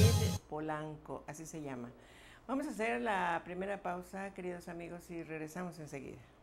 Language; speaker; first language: Spanish; native; Spanish